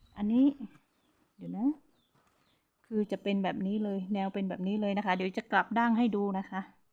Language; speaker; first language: Thai; non-native, local second language; Hmong